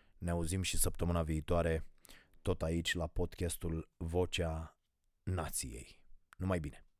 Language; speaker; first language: Romanian; native; Romanian